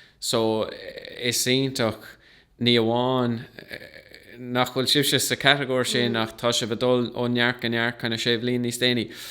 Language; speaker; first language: Irish; non-native, local second language; English